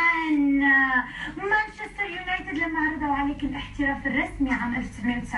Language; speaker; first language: Arabic; native; Arabic